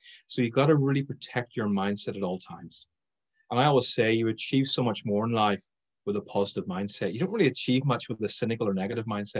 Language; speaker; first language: English; native; English